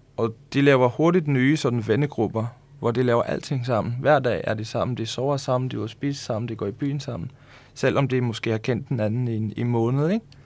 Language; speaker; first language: Danish; non-native, local second language; Faroese